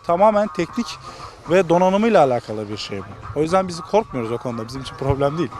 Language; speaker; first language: Turkish; native; Turkish